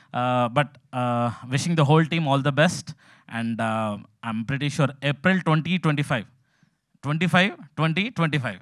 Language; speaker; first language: Telugu; native; Telugu